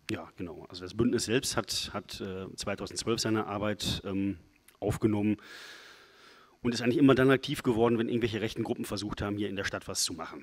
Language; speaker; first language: German; native; German